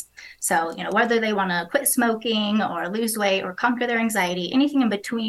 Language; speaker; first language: English; native; English